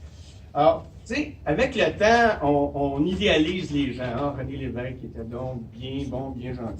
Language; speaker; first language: French; native; French